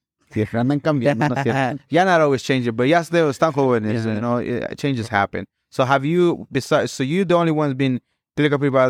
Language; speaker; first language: English; early bilingual, other home language; Spanish